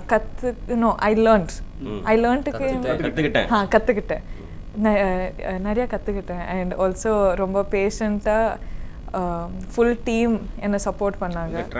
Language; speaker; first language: Tamil; non-native, learner; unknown